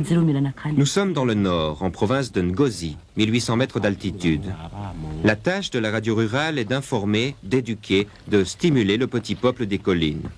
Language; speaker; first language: French; native; French